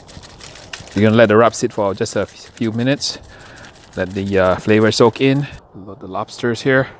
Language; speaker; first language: English; native; English